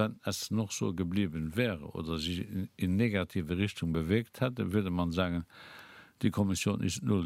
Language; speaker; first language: German; non-native, local second language; Luxembourgish